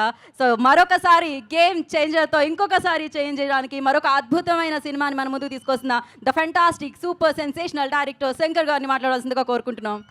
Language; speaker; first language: Telugu; native; Telugu